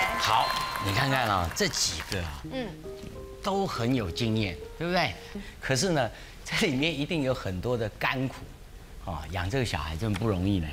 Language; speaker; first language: Chinese; native; Chinese